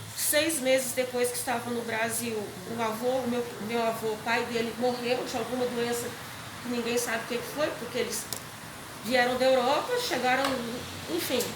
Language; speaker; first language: Portuguese; native; Portuguese